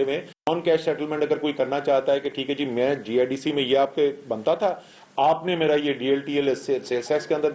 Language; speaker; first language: Urdu; native; Urdu